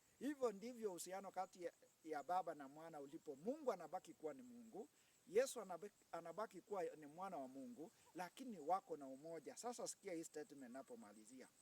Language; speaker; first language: Swahili; non-native, local second language; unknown